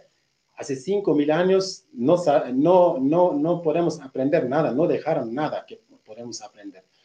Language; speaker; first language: Spanish; non-native, fluent; Kurdish